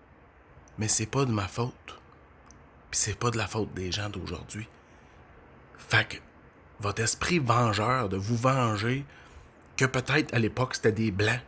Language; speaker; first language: French; native; French